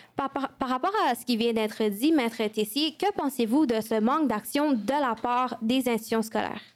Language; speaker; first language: French; early bilingual, other home language; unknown